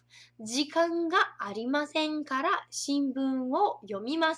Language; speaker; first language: Japanese; non-native, fluent; Portuguese